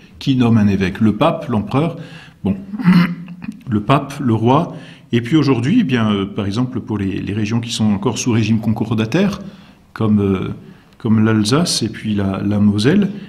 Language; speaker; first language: French; native; French